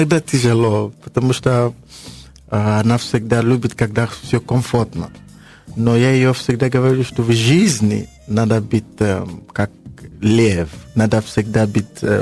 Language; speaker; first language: Russian; non-native, learner; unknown